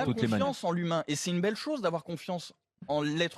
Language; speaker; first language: French; native; French